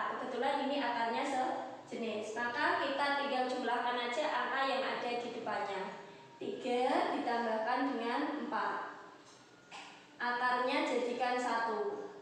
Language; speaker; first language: Indonesian; native; Indonesian